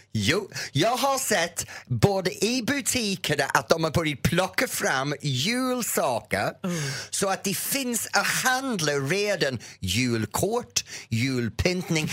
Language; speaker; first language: Swedish; non-native, fluent; English